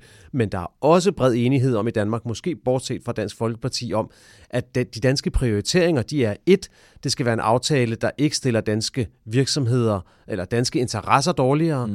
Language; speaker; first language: Danish; native; Danish